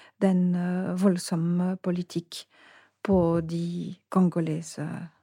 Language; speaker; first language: Norwegian; non-native, fluent; French